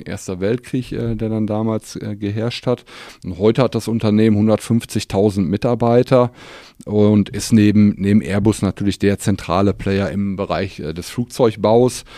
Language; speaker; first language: German; native; German